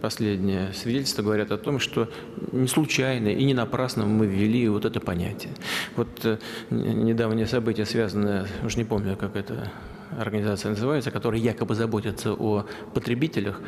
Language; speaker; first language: Russian; native; Russian